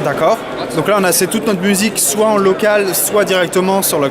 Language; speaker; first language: French; native; French